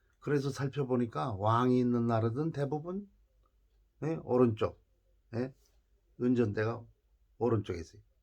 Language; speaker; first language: Korean; native; Korean